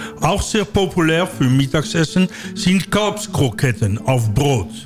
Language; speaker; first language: German; non-native, learner; Dutch